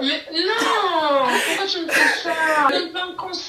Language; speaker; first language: French; native; French